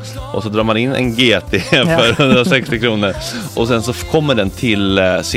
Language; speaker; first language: Swedish; native; Swedish